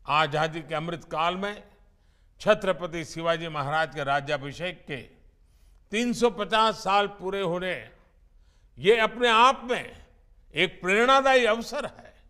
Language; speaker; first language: Hindi; non-native, local second language; Gujarati